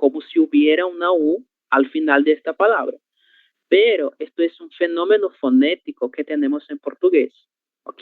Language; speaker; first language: Spanish; non-native, learner; Portuguese